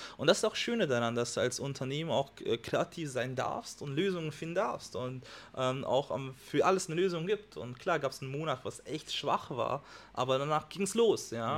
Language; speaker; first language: German; non-native, fluent; Hungarian